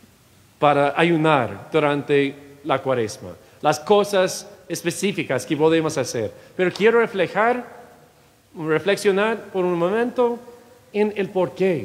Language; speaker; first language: Spanish; non-native, fluent; English